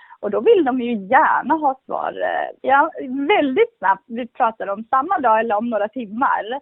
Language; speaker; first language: Swedish; early bilingual, other home language; Kurdish